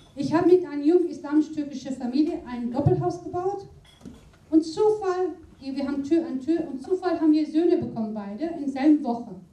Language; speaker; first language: German; non-native, fluent; Aramaic